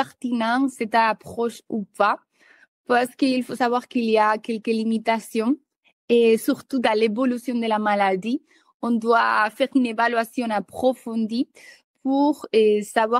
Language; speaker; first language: French; native; French